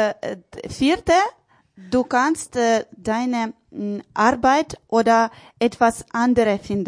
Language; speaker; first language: German; non-native, learner; Ukrainian